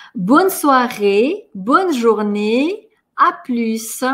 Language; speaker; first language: French; non-native, fluent; Russian